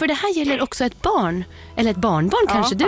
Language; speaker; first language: Swedish; native; Swedish